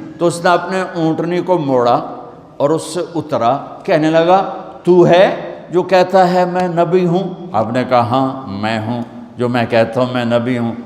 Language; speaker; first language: Urdu; non-native, local second language; Punjabi